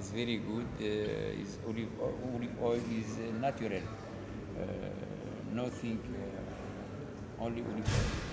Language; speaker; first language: English; non-native, learner; Arabic